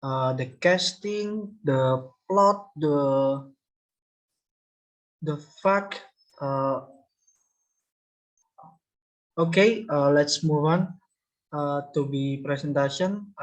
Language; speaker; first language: English; non-native, learner; Indonesian